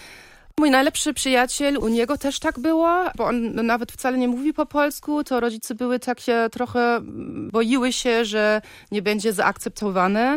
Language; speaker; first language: Polish; early bilingual, heritage; Polish